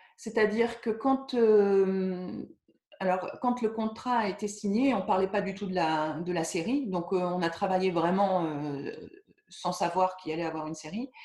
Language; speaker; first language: French; native; French